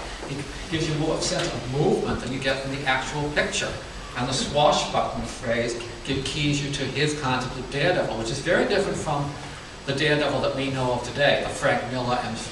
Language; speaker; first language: English; native; English